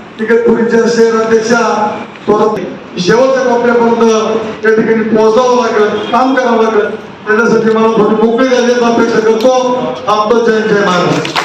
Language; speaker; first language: Marathi; native; Marathi